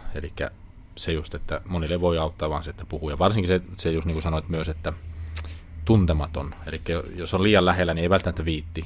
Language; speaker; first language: Finnish; native; Finnish